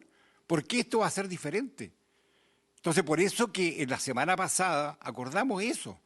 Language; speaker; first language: Spanish; native; Spanish